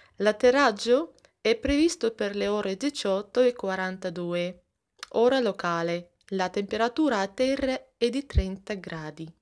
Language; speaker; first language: Italian; non-native, fluent; Russian